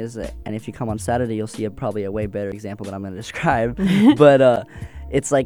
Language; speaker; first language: English; native; English